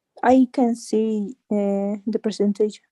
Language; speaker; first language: English; non-native, learner; Spanish